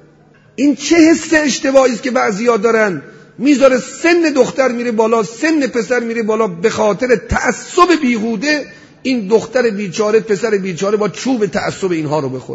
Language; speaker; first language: Persian; native; Persian